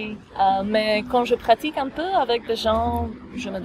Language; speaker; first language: French; non-native, fluent; Slovak